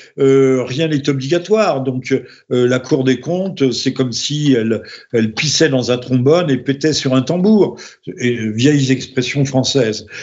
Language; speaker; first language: French; native; French